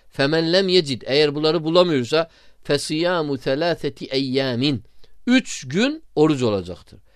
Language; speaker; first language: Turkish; non-native, fluent; Arabic